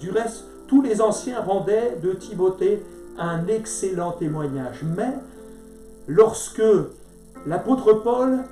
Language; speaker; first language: French; native; French